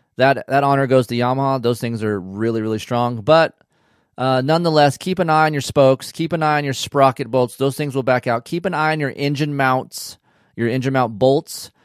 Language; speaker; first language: English; native; English